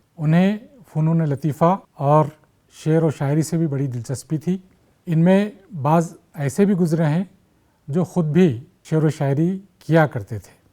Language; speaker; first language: Urdu; native; Urdu